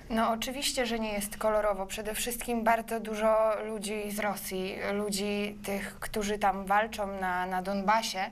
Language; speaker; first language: Polish; early bilingual, other home language; Ukrainian